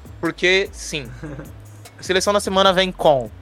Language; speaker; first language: Portuguese; native; Portuguese